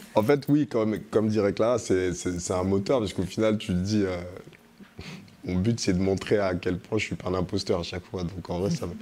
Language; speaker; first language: French; early bilingual, other home language; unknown